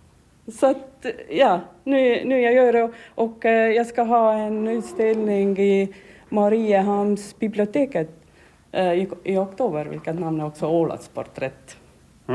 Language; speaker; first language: Swedish; non-native, learner; Estonian